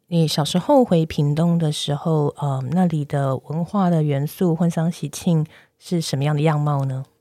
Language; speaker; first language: Chinese; native; Chinese